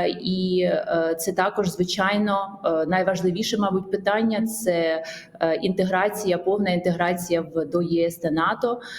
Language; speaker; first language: Ukrainian; non-native, fluent; Georgian